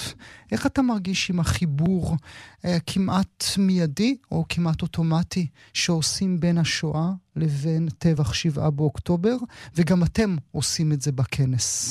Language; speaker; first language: Hebrew; native; Hebrew